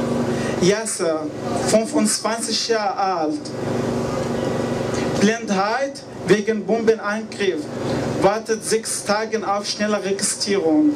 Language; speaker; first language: German; non-native, learner; Arabic